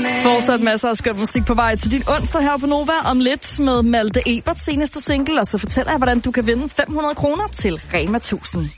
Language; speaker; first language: Danish; native; Danish